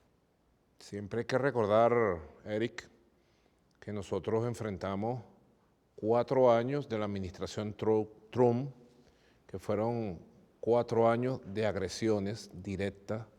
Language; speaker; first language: Spanish; native; Spanish